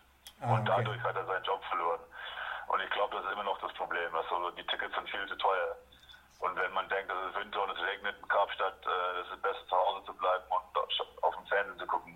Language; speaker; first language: German; non-native, fluent; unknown